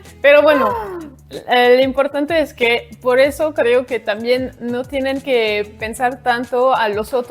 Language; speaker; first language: Spanish; non-native, fluent; French